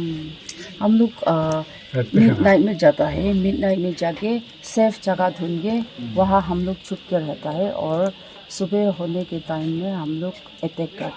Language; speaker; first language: Hindi; non-native, local second language; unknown